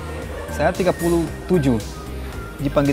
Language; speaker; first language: Indonesian; non-native, fluent; Portuguese